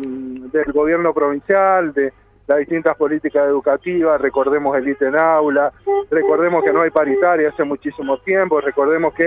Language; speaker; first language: Spanish; native; Spanish